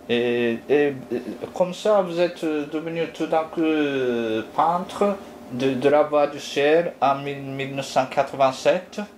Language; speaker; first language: French; non-native, fluent; Japanese